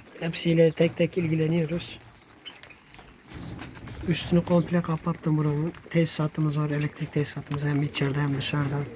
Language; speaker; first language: Turkish; native; Turkish